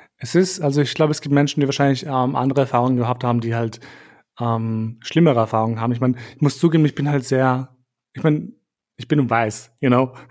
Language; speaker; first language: German; early bilingual, other home language; Albanian